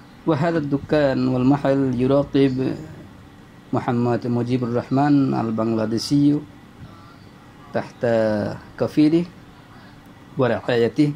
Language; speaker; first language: Arabic; non-native, learner; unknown